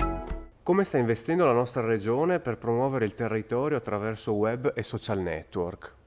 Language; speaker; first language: Italian; native; Italian